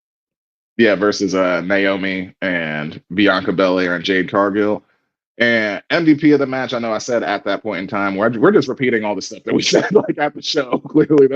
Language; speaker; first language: English; native; English